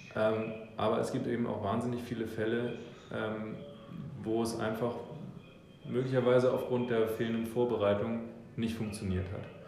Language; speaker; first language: German; early bilingual, other home language; English